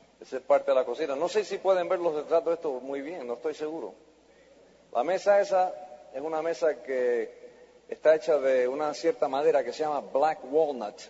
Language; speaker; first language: Spanish; early bilingual, heritage; Spanish